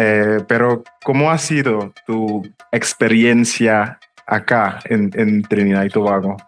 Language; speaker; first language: Spanish; non-native, fluent; English